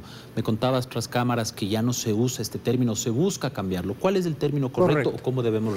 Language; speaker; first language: Spanish; native; Spanish